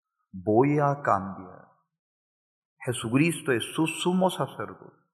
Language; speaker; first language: Spanish; non-native, fluent; Korean